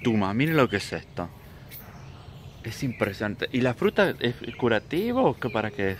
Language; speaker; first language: Spanish; native; Spanish